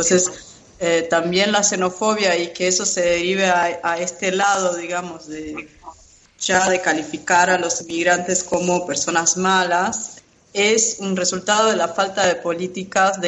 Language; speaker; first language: Spanish; non-native, fluent; Portuguese